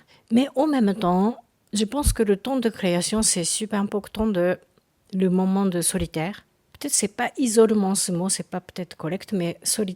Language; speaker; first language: French; non-native, learner; Japanese